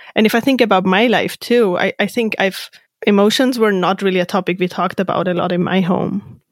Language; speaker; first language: English; non-native, fluent; German